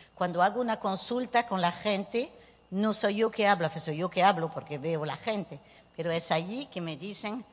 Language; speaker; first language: Spanish; early bilingual, heritage; Spanish